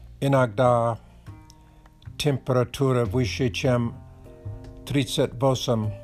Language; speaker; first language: Russian; non-native, learner; English